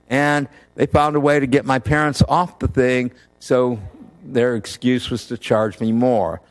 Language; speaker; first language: English; native; English